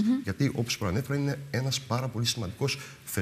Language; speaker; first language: Greek; native; Greek